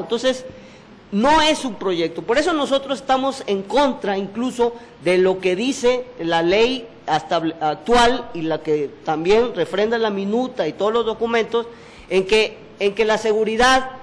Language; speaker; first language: Spanish; native; Spanish